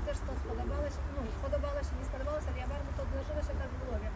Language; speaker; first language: Polish; early bilingual, heritage; Polish